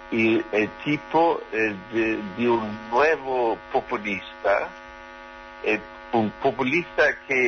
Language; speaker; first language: Spanish; non-native, learner; German